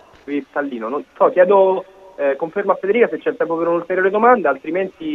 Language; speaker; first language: Italian; native; Italian